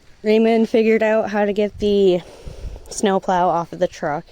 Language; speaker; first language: English; native; English